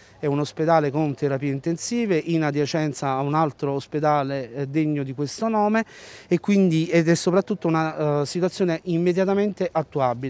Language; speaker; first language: Italian; native; Italian